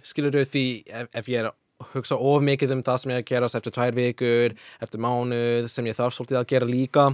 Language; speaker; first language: Icelandic; non-native, fluent; English